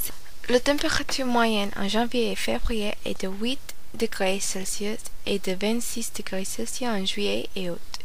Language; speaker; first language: French; non-native, learner; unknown